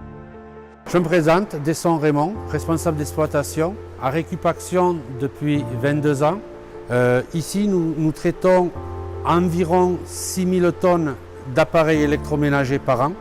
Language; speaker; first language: French; native; French